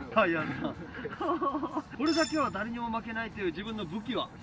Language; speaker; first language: Japanese; native; Japanese